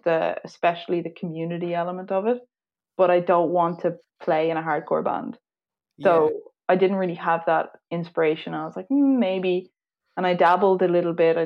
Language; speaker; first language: English; native; English